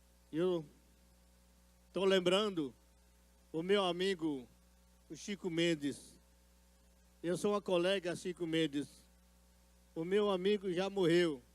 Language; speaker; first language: Portuguese; non-native, local second language; Yanomámi